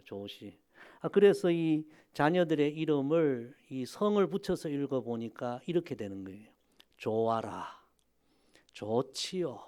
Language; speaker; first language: Korean; native; Korean